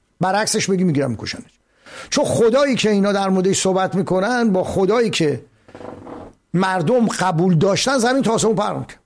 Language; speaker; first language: Persian; native; Persian